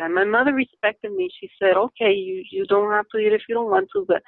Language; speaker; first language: English; native; English